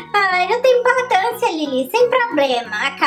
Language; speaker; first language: Portuguese; native; Portuguese